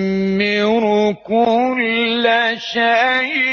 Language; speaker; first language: Arabic; native; Arabic